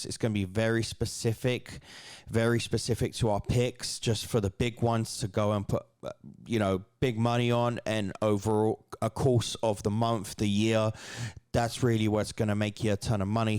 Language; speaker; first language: English; native; English